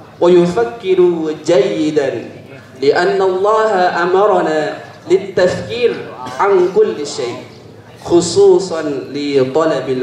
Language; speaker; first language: Arabic; non-native, learner; Indonesian